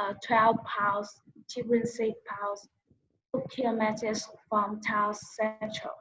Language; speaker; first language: English; non-native, learner; Vietnamese